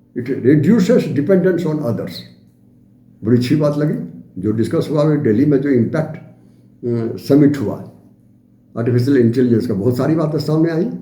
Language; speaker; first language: Hindi; native; Hindi